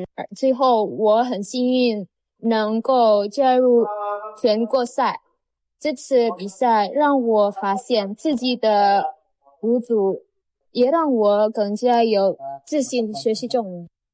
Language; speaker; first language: Chinese; non-native, learner; Indonesian